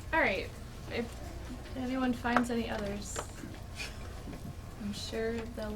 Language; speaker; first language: English; native; English